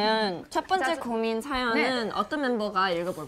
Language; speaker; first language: Korean; early bilingual, heritage; Korean